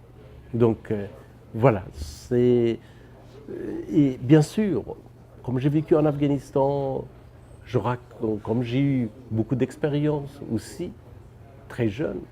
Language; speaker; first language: French; non-native, fluent; Persian